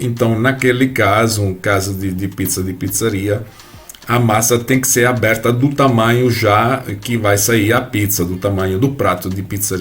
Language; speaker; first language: Portuguese; non-native, fluent; Italian